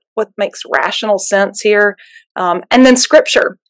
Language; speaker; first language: English; native; English